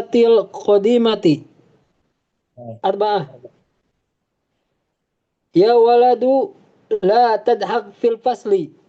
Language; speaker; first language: Arabic; non-native, learner; Indonesian